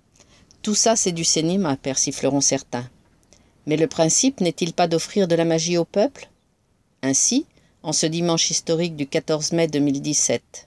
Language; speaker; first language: French; native; French